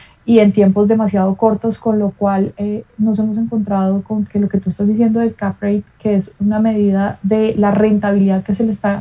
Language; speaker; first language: Spanish; native; Spanish